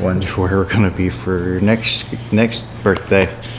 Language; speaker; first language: English; native; English